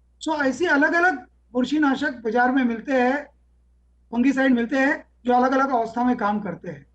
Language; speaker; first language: Hindi; non-native, local second language; Marathi